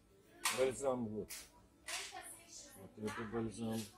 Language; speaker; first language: Russian; native; Russian